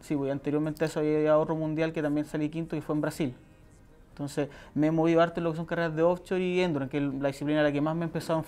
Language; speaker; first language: Spanish; native; Spanish